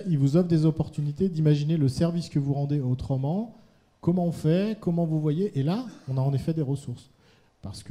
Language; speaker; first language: French; native; French